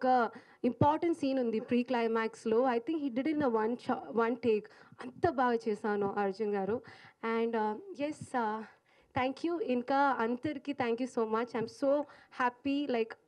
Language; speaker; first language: Telugu; non-native, learner; Malayalam